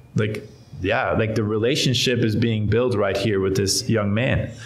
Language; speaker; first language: English; non-native, fluent; Dutch